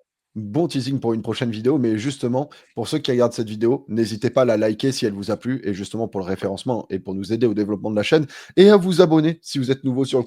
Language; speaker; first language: French; native; French